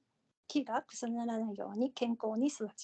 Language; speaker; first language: Japanese; non-native, fluent; Korean